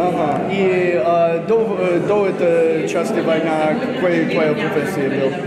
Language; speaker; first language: Russian; non-native, learner; English